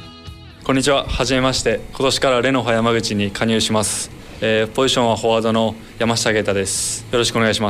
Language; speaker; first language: Japanese; native; Japanese